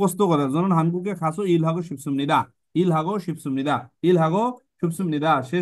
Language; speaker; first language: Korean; non-native, fluent; Bangla